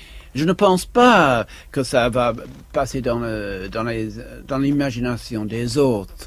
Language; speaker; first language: French; non-native, fluent; English